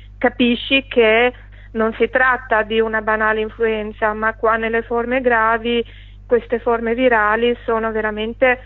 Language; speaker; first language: Italian; non-native, fluent; Albanian